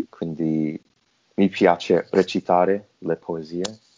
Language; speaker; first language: Italian; non-native, learner; English